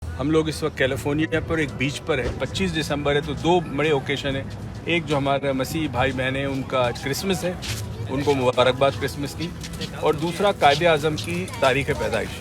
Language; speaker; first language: Urdu; native; Urdu